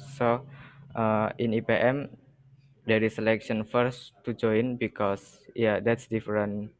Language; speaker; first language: English; non-native, learner; Indonesian